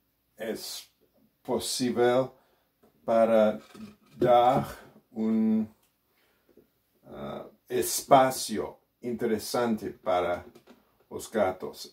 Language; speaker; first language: Portuguese; non-native, learner; Spanish